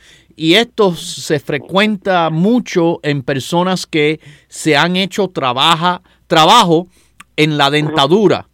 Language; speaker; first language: Spanish; native; Spanish